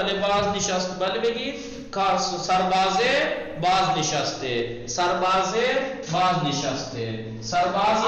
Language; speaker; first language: Persian; non-native, fluent; Urdu